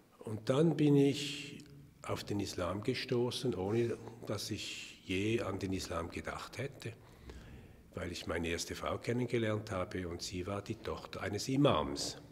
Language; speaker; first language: German; native; German